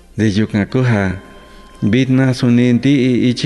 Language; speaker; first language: Spanish; non-native, local second language; Mixtepec Mixtec